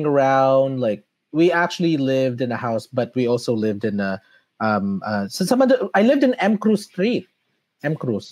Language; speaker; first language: English; early bilingual, other home language; Filipino